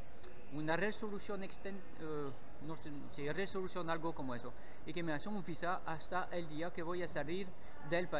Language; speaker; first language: Spanish; non-native, learner; French